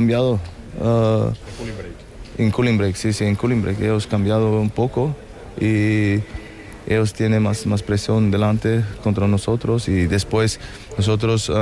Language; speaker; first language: Spanish; non-native, fluent; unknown